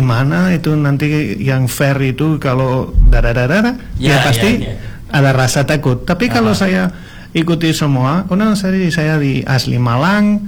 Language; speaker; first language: Indonesian; non-native, learner; Spanish